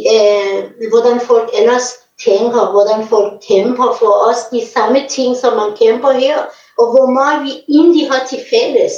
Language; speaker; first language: Danish; non-native, fluent; Persian